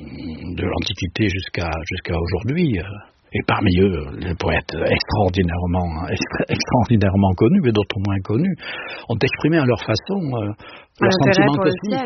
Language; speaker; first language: French; native; French